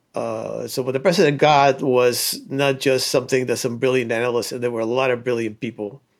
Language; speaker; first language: English; early bilingual, other home language; Spanish